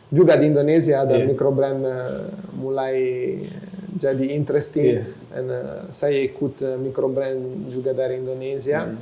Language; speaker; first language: Indonesian; non-native, fluent; Italian